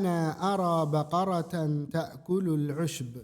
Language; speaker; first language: Arabic; non-native, fluent; Indonesian